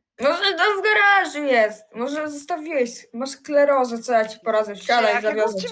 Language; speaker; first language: Polish; native; Polish